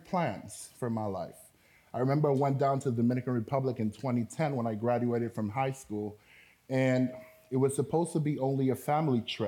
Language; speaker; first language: English; non-native, local second language; Spanish